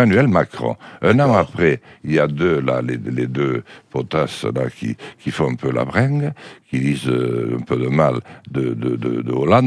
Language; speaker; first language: French; native; French